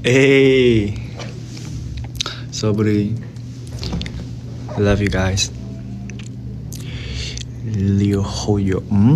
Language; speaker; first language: Korean; non-native, fluent; Chinese